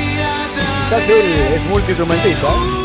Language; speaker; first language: Spanish; native; Spanish